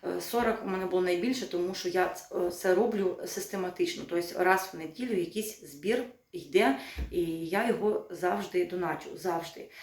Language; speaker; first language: Ukrainian; native; Ukrainian